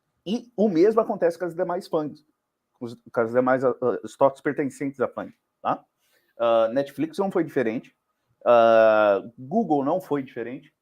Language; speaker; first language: Portuguese; native; Portuguese